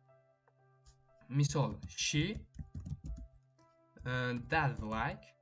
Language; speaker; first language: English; non-native, fluent; Tajik